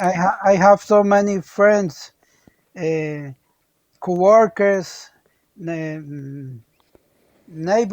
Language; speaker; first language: English; non-native, learner; Spanish